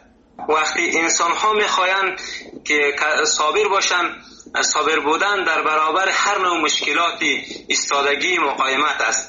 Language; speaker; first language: Persian; native; Persian